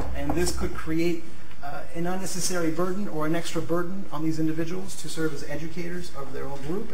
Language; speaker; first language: English; native; English